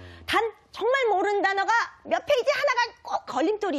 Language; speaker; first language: Korean; native; Korean